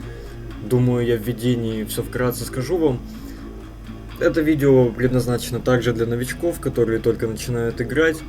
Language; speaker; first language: Russian; native; Russian